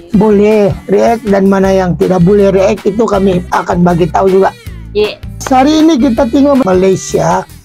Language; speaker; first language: Malay; non-native, fluent; Filipino